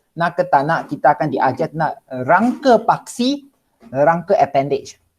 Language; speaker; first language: Malay; non-native, local second language; Chinese